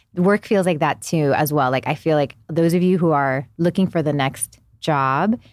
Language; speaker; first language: English; native; English